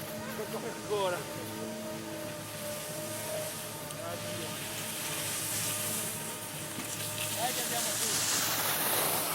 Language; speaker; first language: Italian; native; Italian